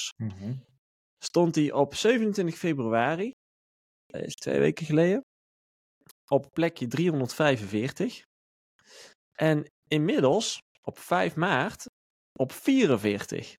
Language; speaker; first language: Dutch; native; Dutch